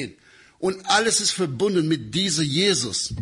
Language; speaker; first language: German; non-native, learner; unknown